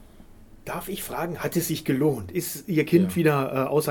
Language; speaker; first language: German; native; German